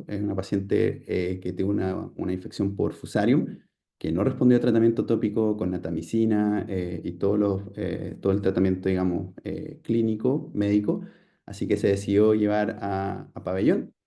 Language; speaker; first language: Spanish; native; Spanish